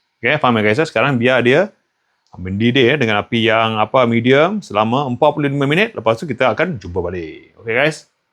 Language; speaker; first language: Malay; non-native, local second language; Tamil